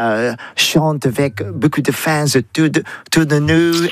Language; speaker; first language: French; non-native, learner; English